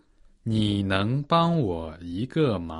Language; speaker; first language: Chinese; non-native, learner; Portuguese